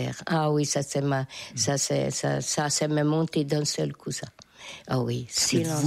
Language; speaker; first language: French; non-native, fluent; Hungarian